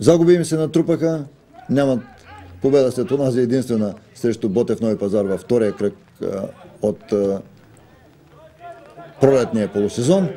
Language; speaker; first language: Bulgarian; native; Bulgarian